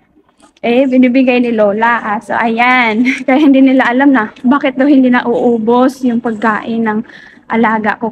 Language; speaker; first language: Filipino; native; Filipino